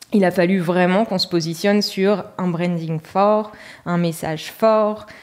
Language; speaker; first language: French; native; French